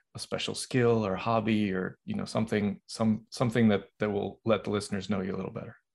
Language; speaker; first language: English; native; English